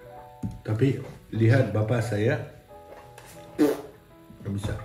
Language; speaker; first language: Indonesian; non-native, learner; French